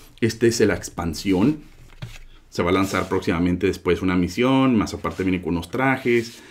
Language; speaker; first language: Spanish; native; Spanish